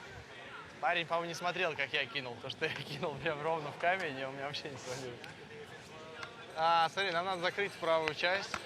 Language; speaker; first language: Russian; native; Russian